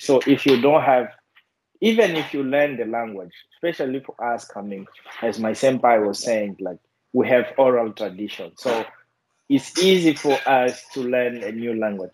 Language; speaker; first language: English; non-native, fluent; Portuguese